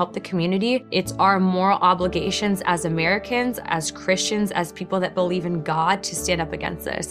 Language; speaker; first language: English; native; English